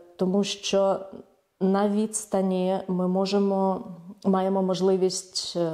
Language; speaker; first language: Ukrainian; native; Ukrainian